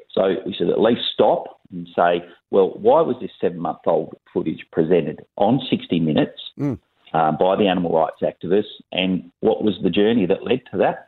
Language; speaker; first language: English; native; English